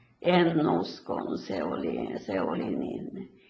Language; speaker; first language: Finnish; early bilingual, heritage; Finnish